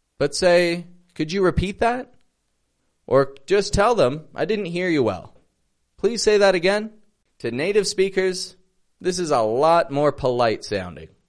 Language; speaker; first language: English; native; English